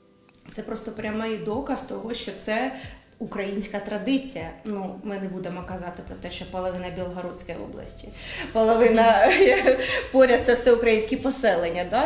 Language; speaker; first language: Ukrainian; native; Ukrainian